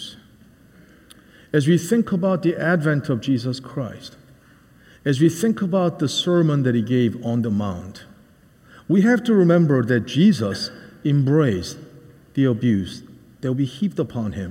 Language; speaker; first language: English; native; English